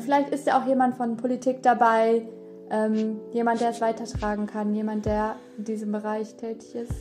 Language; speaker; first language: German; early bilingual, other home language; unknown